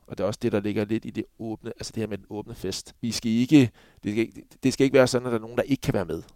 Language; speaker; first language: Danish; native; Danish